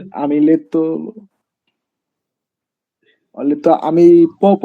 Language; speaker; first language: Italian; non-native, learner; Bangla